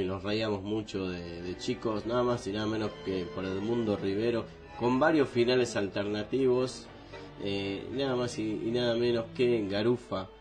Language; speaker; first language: Spanish; native; Spanish